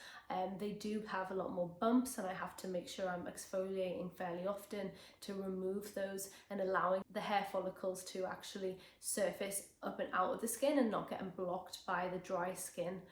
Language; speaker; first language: English; native; English